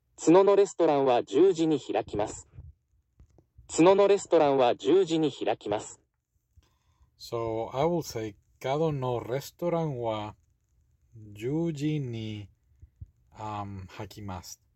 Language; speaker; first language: Japanese; non-native, learner; English